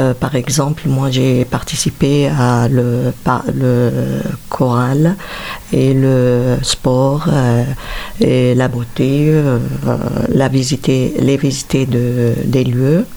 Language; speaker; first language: French; non-native, learner; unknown